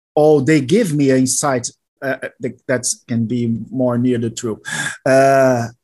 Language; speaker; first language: English; non-native, learner; Portuguese